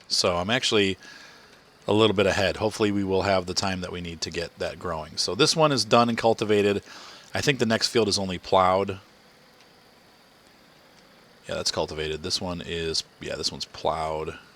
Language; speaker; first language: English; native; English